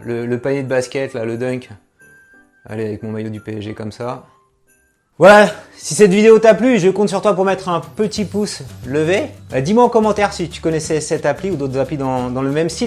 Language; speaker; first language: French; native; French